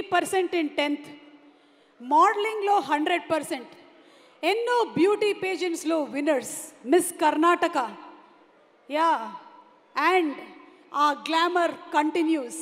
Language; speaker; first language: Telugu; native; Telugu